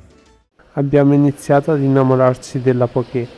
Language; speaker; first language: Italian; non-native, learner; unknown